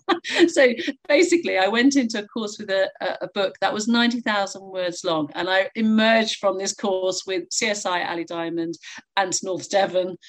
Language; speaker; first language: English; native; English